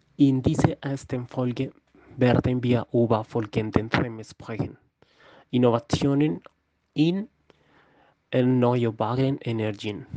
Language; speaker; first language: German; non-native, learner; Spanish